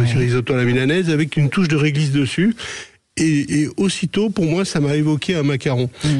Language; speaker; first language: French; native; French